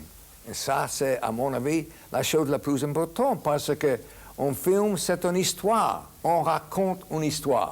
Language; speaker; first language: French; non-native, fluent; English